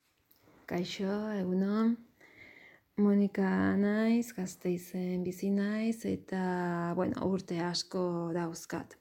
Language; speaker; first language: Basque; non-native, learner; Spanish